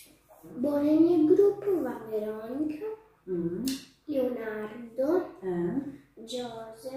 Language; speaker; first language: Italian; native; Italian